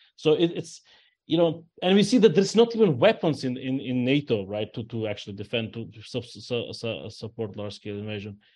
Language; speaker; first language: English; non-native, fluent; Ukrainian